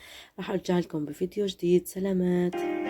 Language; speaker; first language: Arabic; native; Arabic